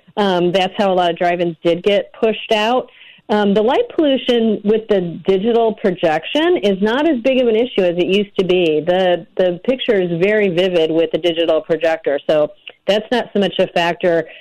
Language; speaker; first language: English; native; English